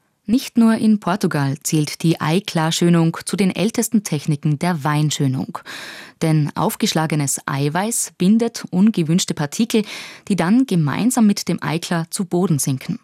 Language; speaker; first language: German; native; German